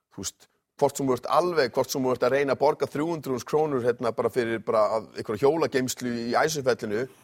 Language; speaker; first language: Icelandic; native; Icelandic